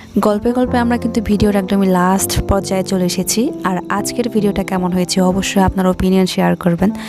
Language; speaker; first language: Bangla; non-native, local second language; Chakma